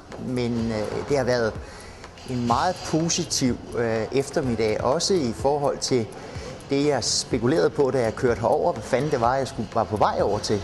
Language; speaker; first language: Danish; native; Danish